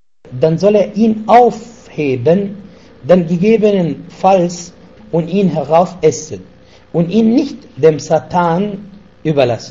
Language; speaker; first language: German; non-native, fluent; Arabic